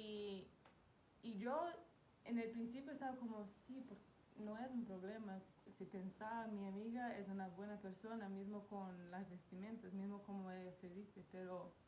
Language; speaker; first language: Spanish; non-native, fluent; Portuguese